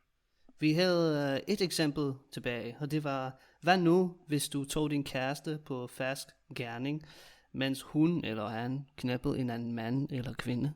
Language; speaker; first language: Danish; native; Danish